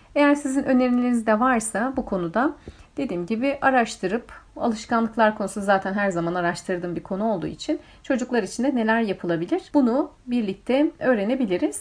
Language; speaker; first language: Turkish; native; Turkish